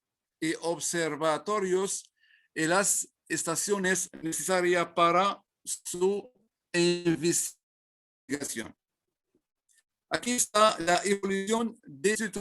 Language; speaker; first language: Spanish; non-native, learner; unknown